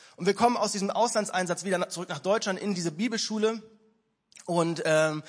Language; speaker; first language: German; native; German